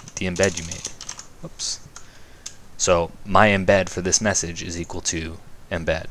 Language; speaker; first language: English; native; English